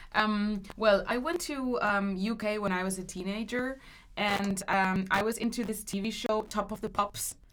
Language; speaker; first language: English; non-native, fluent; Spanish